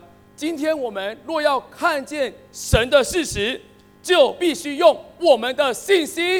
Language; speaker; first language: Chinese; native; Chinese